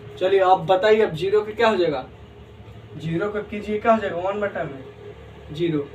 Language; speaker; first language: Hindi; native; Hindi